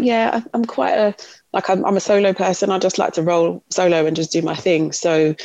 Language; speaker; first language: English; native; English